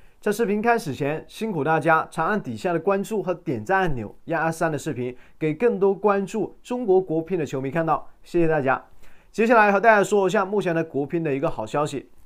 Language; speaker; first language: Chinese; native; Chinese